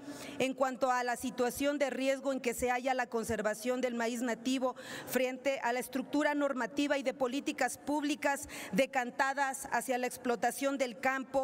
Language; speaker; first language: Spanish; native; Spanish